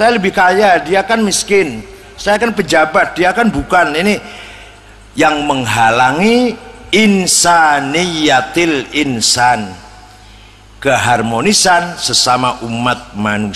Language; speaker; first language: Indonesian; native; Indonesian